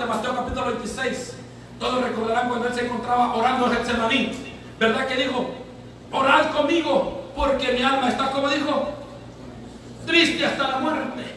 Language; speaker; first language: Spanish; native; Spanish